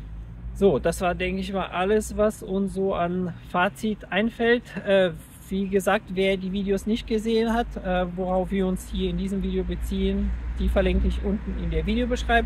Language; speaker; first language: German; native; German